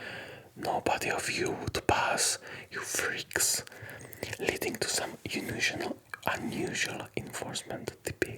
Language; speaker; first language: English; non-native, fluent; Polish